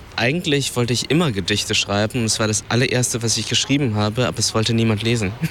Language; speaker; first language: German; early bilingual, other home language; Vietnamese